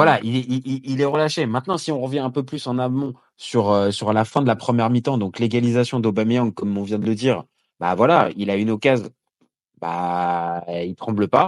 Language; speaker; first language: French; native; French